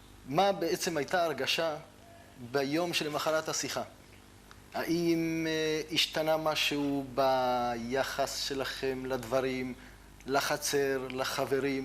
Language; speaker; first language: Hebrew; native; Hebrew